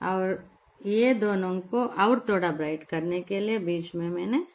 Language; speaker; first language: Hindi; non-native, local second language; Telugu